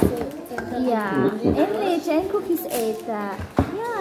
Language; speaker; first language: Dutch; non-native, learner; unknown